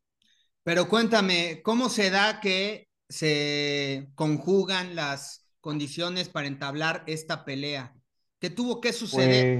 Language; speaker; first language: Spanish; native; Spanish